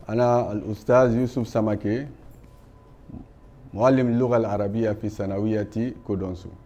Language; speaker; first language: Arabic; non-native, fluent; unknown